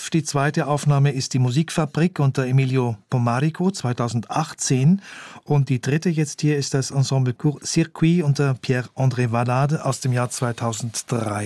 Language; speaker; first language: German; native; German